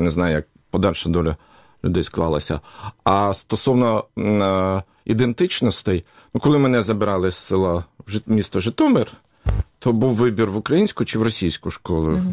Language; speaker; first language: Ukrainian; native; Ukrainian